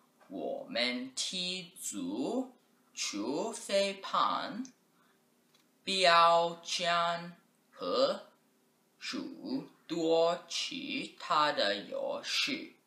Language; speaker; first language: Chinese; non-native, learner; English